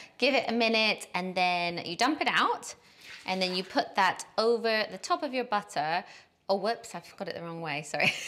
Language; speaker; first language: English; native; English